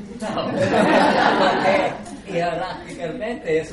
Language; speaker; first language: Spanish; non-native, fluent; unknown